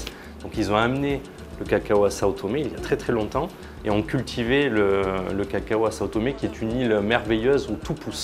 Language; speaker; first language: French; native; French